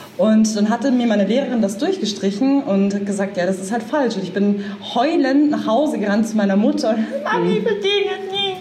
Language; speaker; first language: German; native; German